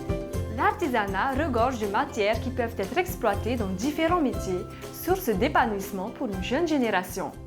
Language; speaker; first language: French; native; French